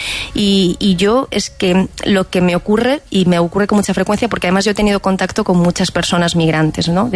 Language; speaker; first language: Spanish; native; Spanish